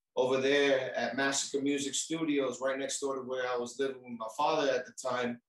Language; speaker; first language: English; native; English